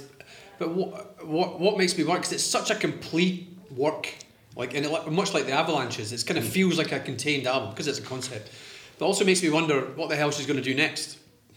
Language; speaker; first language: English; native; English